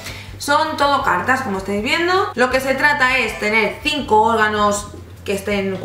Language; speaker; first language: Spanish; native; Spanish